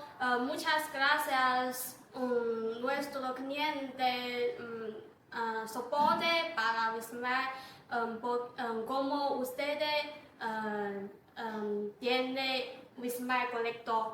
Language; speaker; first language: Spanish; non-native, learner; Chinese